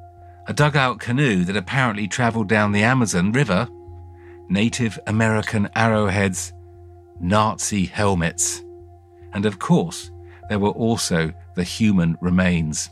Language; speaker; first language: English; native; English